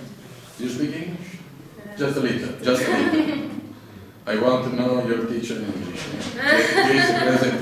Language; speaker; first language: English; non-native, learner; Italian